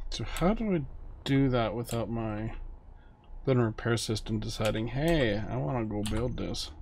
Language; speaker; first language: English; native; English